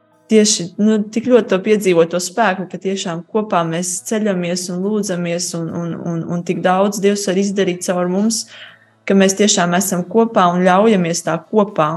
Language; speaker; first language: Latvian; native; Latvian